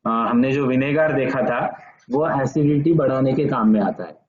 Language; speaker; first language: Hindi; non-native, local second language; Marathi